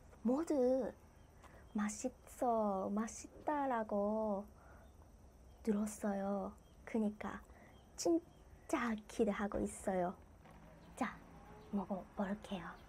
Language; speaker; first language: Korean; non-native, learner; Japanese